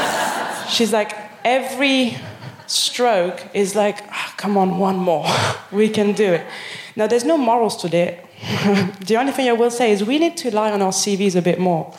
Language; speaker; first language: English; non-native, fluent; French